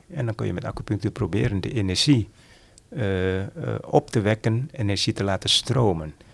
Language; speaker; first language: Dutch; non-native, fluent; Malay